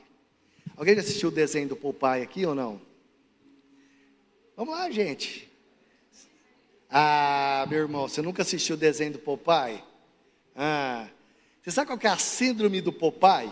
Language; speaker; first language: Portuguese; native; Portuguese